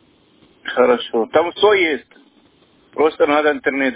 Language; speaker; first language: Russian; non-native, local second language; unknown